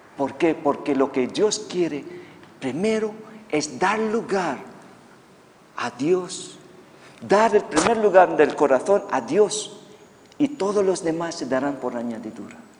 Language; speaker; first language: Spanish; non-native, fluent; Filipino